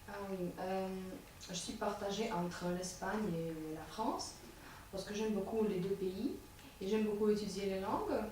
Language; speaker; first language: French; non-native, fluent; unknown